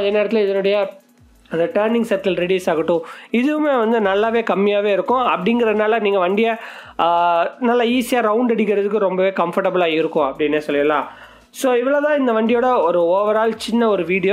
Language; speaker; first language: Tamil; native; Tamil